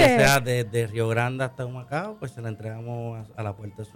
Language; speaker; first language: Spanish; native; Spanish